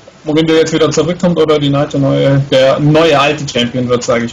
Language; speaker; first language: German; native; German